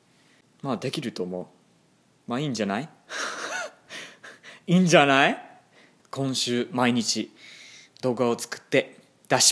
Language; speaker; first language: Japanese; non-native, fluent; English